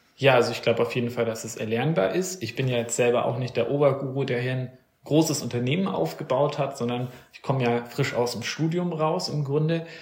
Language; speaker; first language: German; native; German